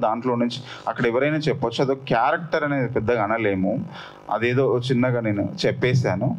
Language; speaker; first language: Telugu; native; Telugu